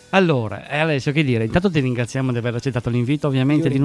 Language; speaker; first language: Italian; native; Italian